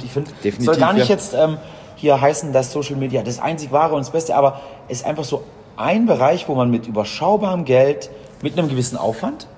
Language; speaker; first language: German; native; German